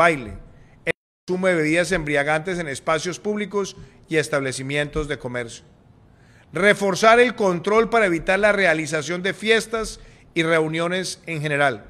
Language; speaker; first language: Spanish; native; Spanish